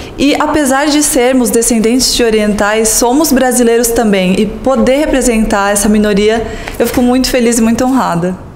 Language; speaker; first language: Portuguese; native; Portuguese